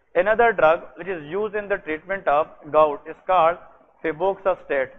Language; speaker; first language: English; non-native, local second language; Urdu